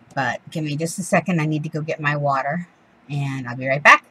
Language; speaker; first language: English; native; English